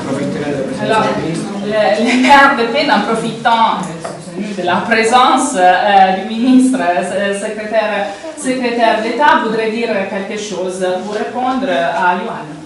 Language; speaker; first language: French; non-native, fluent; Italian